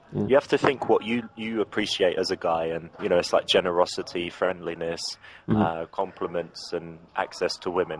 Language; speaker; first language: English; native; English